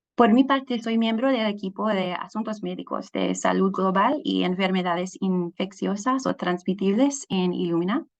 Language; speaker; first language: Spanish; non-native, fluent; English